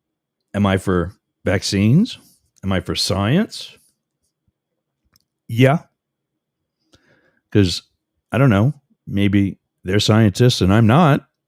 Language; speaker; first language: English; native; English